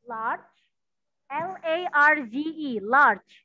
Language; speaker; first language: English; non-native, learner; Indonesian